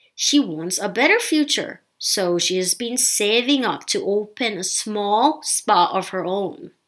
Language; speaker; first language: English; non-native, fluent; Thai